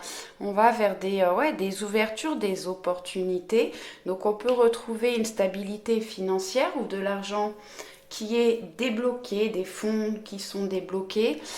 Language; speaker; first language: French; native; French